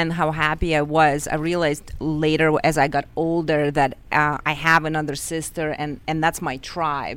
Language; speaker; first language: English; non-native, fluent; Russian